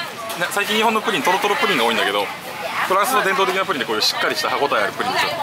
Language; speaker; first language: Japanese; native; Japanese